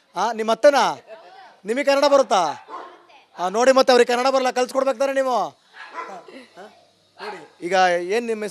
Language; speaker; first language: Kannada; native; Kannada